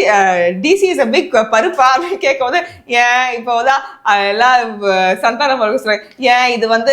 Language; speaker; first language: Tamil; native; Tamil